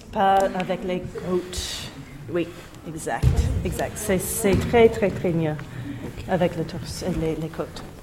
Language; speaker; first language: French; non-native, learner; English